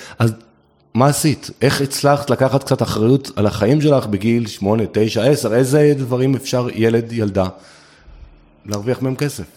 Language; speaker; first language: Hebrew; native; Hebrew